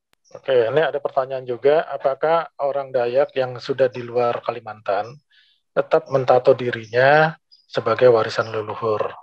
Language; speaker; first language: Indonesian; native; Indonesian